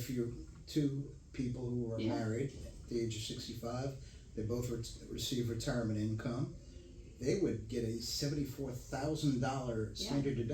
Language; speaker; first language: English; native; English